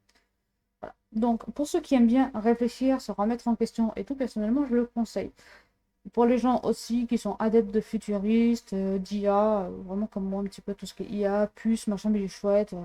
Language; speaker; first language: French; native; French